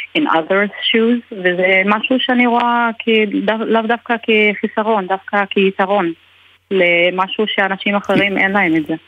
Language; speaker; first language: Hebrew; non-native, local second language; Arabic